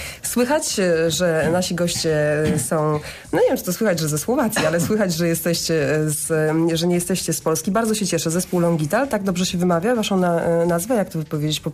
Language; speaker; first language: Polish; native; Polish